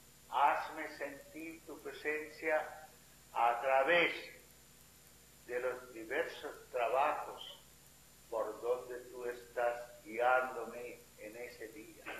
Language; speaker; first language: Spanish; non-native, fluent; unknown